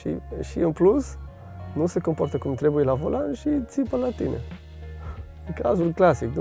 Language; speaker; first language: Romanian; non-native, fluent; French